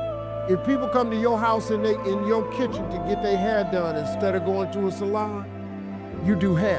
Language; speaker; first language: English; native; English